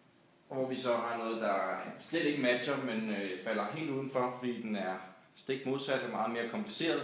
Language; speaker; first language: Danish; native; Danish